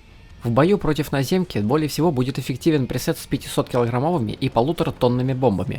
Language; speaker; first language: Russian; native; Russian